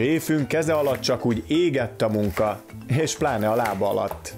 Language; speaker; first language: Hungarian; native; Hungarian